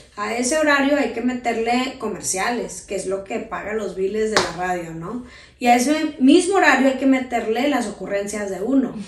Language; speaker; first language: Spanish; native; Spanish